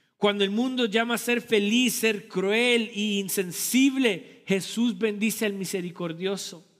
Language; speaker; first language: Spanish; early bilingual, heritage; Spanish